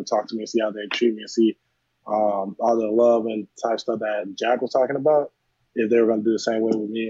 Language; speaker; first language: English; native; English